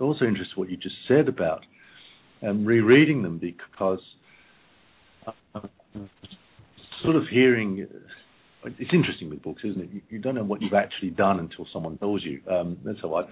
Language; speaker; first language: English; native; English